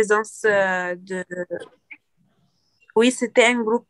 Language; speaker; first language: French; non-native, learner; Arabic